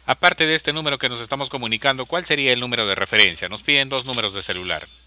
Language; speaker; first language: Spanish; native; Spanish